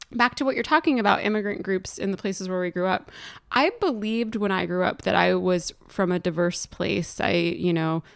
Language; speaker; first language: English; native; English